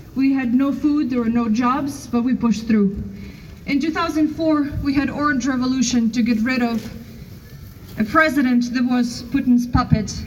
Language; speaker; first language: English; non-native, fluent; Ukrainian